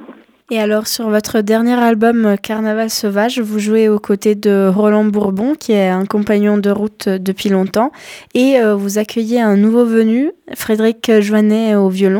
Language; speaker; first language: French; native; French